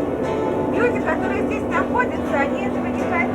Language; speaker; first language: Russian; native; Russian